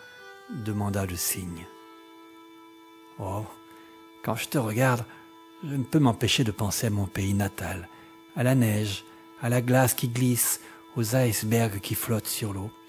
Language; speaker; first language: French; native; French